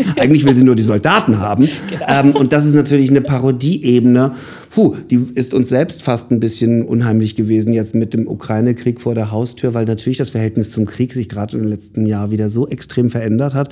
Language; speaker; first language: German; native; German